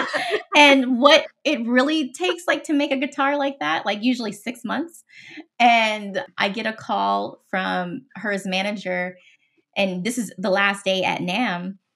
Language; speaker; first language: English; native; English